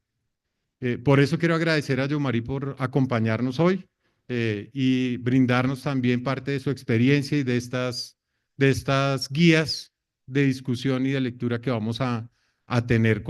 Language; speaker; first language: Spanish; native; Spanish